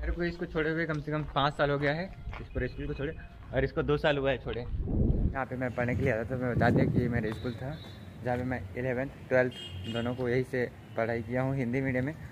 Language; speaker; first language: Hindi; native; Hindi